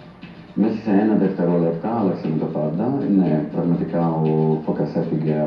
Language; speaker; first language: Greek; non-native, fluent; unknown